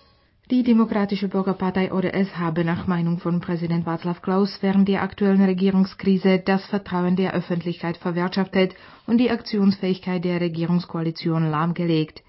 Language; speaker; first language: German; non-native, fluent; Czech